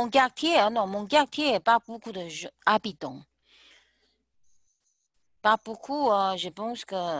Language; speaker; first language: French; non-native, learner; Chinese